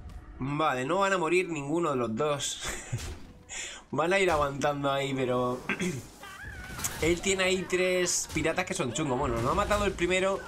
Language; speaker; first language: Spanish; native; Spanish